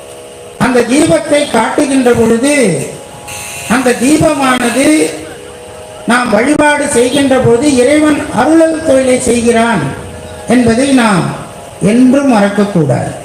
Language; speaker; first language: Tamil; native; Tamil